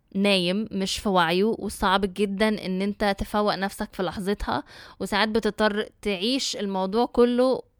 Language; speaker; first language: Arabic; early bilingual, heritage; Arabic